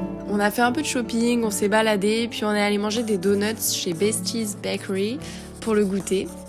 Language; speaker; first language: French; native; French